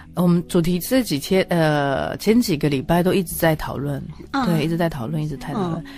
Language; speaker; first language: Chinese; non-native, local second language; Amis